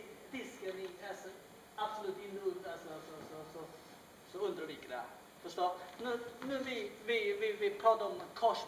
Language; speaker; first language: Swedish; non-native, learner; Chinese